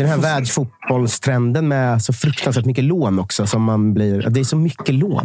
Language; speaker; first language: Swedish; native; Swedish